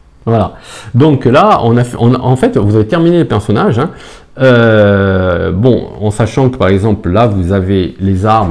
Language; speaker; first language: French; native; French